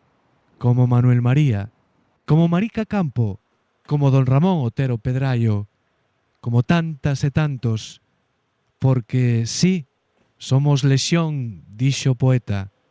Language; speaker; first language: Galician; native; Galician